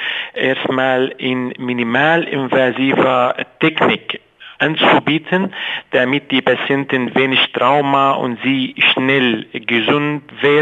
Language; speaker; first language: German; non-native, fluent; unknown